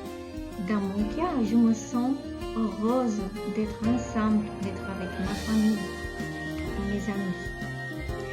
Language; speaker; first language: French; non-native, fluent; Catalan